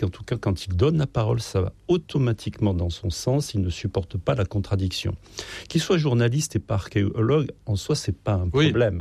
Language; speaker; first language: French; native; French